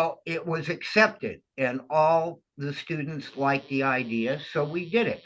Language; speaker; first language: English; native; English